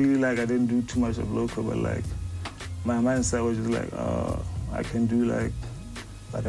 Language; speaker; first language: English; non-native, local second language; Tswana